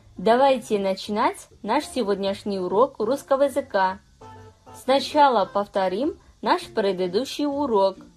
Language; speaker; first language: Russian; non-native, fluent; Kazakh